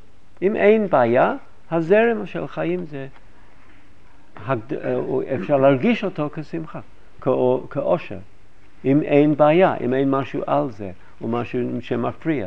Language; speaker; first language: Hebrew; non-native, fluent; English